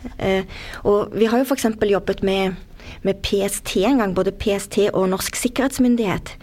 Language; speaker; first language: Norwegian; native; Norwegian